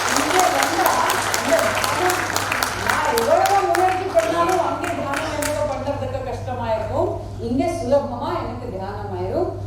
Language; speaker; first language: Tamil; non-native, fluent; Marathi